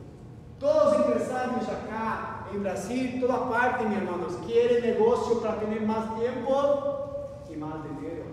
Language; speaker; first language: Spanish; non-native, learner; Portuguese